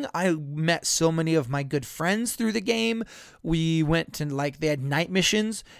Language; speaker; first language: English; native; English